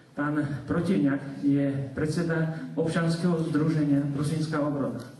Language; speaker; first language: Slovak; non-native, local second language; Rusyn